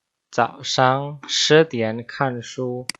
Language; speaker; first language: Chinese; non-native, fluent; Indonesian